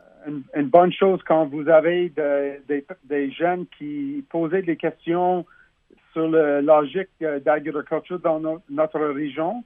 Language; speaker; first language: French; non-native, learner; English